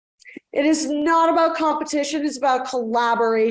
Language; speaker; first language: English; native; English